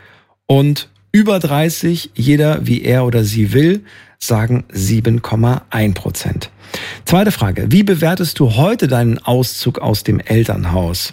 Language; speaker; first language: German; native; German